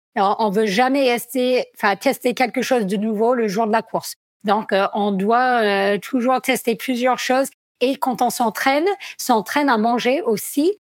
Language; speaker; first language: French; non-native, fluent; English